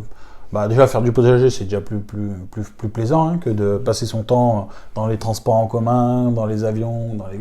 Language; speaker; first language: French; native; French